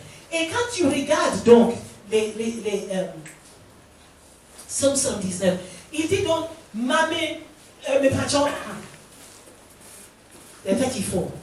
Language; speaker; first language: French; non-native, fluent; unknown